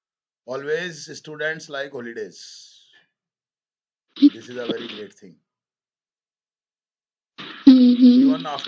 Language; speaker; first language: English; non-native, fluent; Hindi